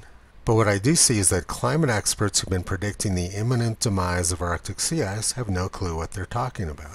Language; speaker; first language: English; native; English